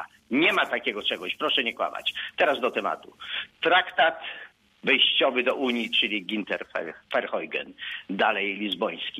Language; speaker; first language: Polish; native; Polish